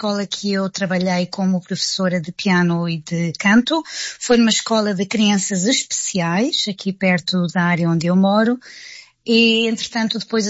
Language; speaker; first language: Portuguese; native; Portuguese